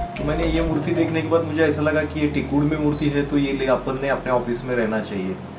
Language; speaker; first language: Hindi; non-native, local second language; Marathi